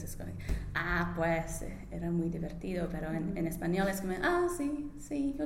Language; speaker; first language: Spanish; non-native, learner; English